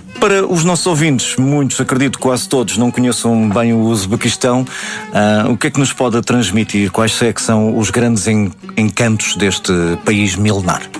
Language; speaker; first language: Portuguese; native; Portuguese